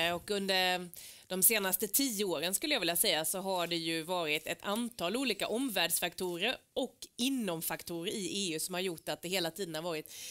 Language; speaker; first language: Swedish; native; Swedish